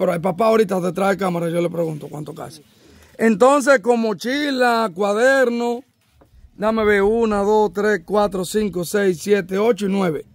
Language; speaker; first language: Spanish; native; Spanish